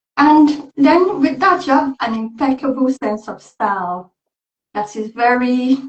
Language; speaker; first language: English; non-native, local second language; Yoruba